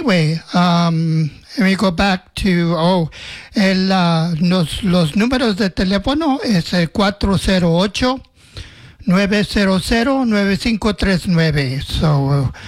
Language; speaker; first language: Spanish; non-native, learner; English